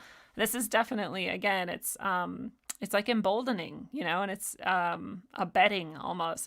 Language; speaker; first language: English; native; English